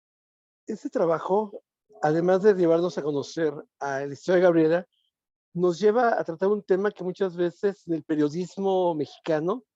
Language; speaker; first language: Spanish; native; Spanish